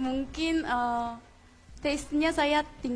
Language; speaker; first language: Indonesian; non-native, fluent; Korean